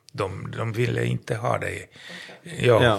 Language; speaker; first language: Swedish; non-native, learner; Finnish